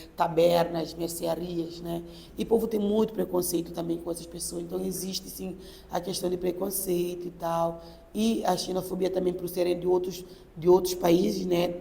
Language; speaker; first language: Portuguese; non-native, local second language; Upper Guinea Crioulo